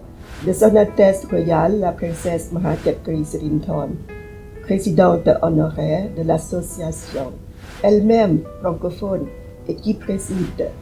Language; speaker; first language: French; non-native, fluent; Thai